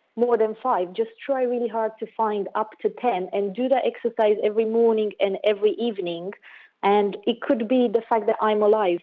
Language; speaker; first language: English; non-native, fluent; Romanian